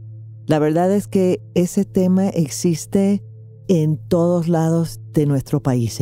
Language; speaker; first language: Spanish; non-native, fluent; English